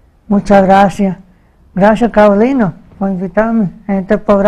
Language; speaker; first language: Spanish; early bilingual, heritage; Spanish